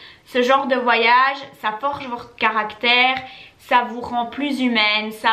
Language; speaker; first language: French; native; French